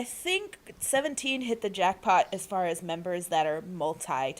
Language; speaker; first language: English; native; English